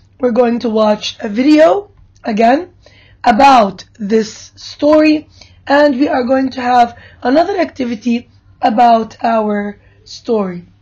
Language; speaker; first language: English; non-native, fluent; Arabic